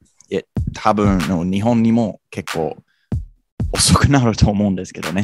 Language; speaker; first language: Japanese; non-native, fluent; English